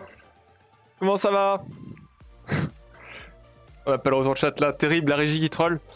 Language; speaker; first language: French; native; French